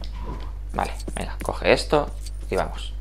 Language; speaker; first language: Spanish; native; Spanish